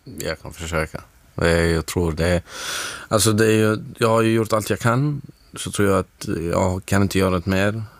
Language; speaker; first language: Swedish; non-native, fluent; Arabic